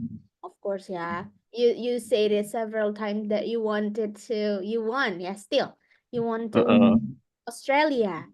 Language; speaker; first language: English; non-native, fluent; Indonesian